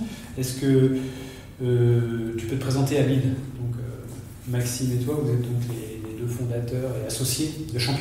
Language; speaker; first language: French; native; French